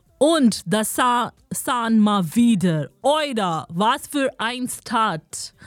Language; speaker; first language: German; non-native, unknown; Hindi